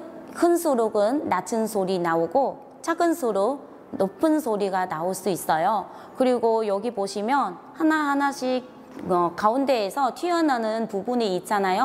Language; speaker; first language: Korean; non-native, fluent; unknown